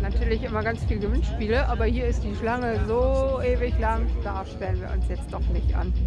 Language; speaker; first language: German; native; German